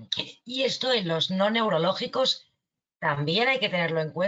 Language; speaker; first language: Spanish; native; Spanish